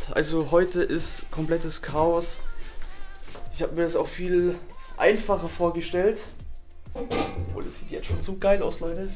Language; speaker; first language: German; native; German